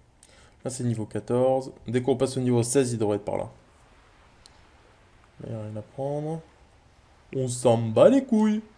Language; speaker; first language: French; native; French